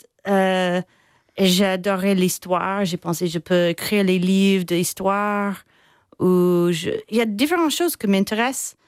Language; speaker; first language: French; non-native, fluent; English